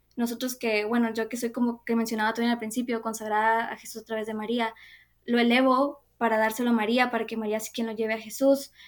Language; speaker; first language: Spanish; native; Spanish